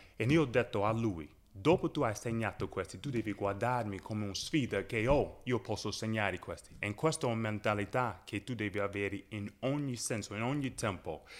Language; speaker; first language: Italian; non-native, learner; English